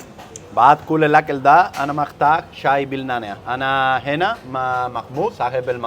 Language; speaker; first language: Arabic; non-native, learner; Spanish